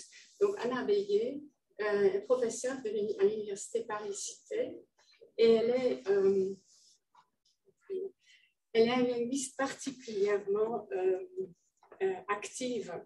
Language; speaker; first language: French; non-native, fluent; Dutch